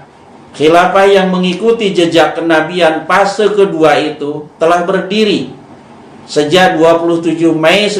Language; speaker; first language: Indonesian; native; Indonesian